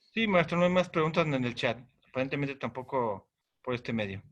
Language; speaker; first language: Spanish; native; Spanish